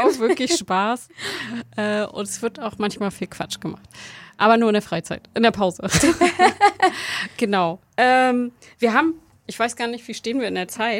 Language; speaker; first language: German; native; German